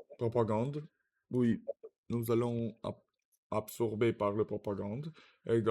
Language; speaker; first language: French; non-native, learner; Russian